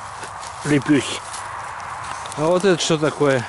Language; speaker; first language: Russian; native; Russian